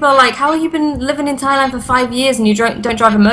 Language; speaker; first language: English; native; English